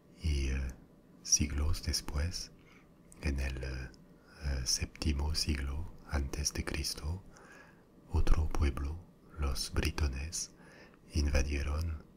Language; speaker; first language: Spanish; non-native, fluent; French